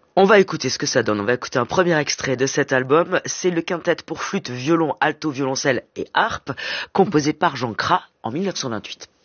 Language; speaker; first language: French; native; French